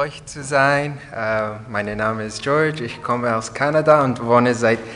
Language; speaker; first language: German; non-native, learner; English